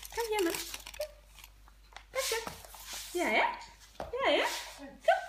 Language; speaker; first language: Dutch; non-native, learner; Thai